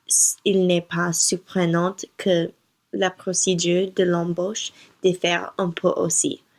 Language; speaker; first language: French; non-native, learner; English